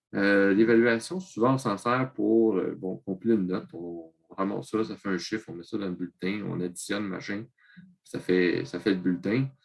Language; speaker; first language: French; native; French